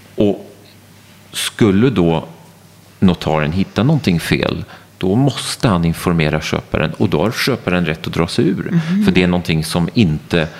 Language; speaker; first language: Swedish; non-native, fluent; French